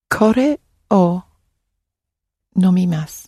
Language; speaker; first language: Japanese; non-native, learner; English